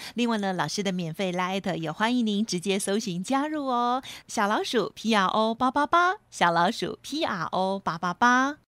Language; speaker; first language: Chinese; native; Chinese